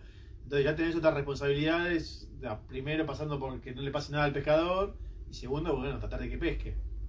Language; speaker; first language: Spanish; native; Spanish